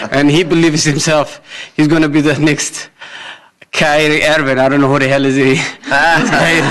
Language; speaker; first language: English; non-native, fluent; Amharic